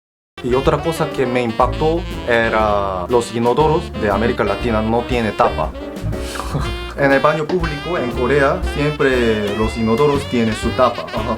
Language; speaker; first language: Spanish; non-native, fluent; Korean